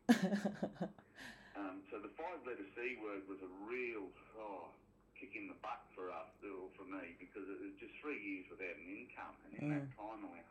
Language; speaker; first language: English; native; English